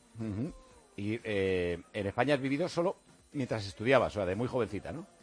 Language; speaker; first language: Spanish; native; Spanish